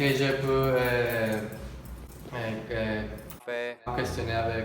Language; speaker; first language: French; non-native, learner; Spanish